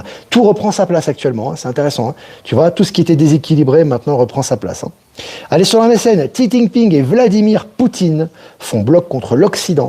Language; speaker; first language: French; native; French